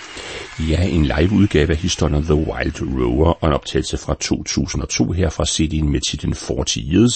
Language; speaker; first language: Danish; native; Danish